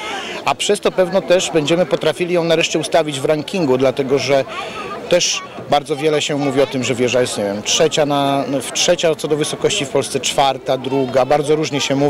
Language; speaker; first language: Polish; native; Polish